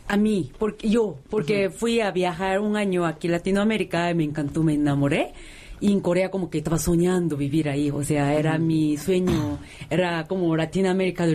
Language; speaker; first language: Spanish; non-native, fluent; Korean